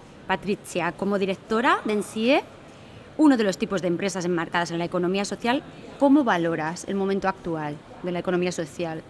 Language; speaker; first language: Spanish; native; Spanish